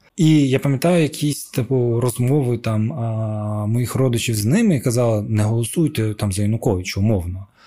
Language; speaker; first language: Ukrainian; non-native, local second language; Russian